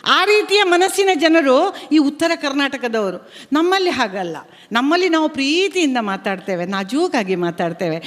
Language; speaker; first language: Kannada; non-native, local second language; Konkani